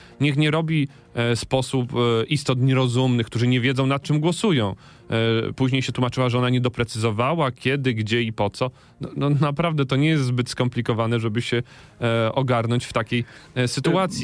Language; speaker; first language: Polish; native; Polish